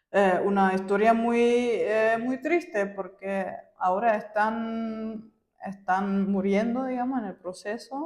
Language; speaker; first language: Spanish; non-native, fluent; German